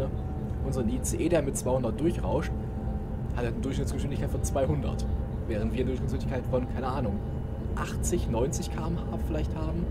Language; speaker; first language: German; native; German